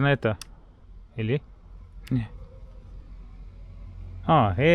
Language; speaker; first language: Russian; non-native, fluent; Estonian